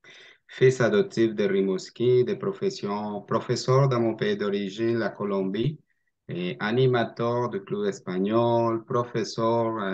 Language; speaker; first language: French; non-native, fluent; Spanish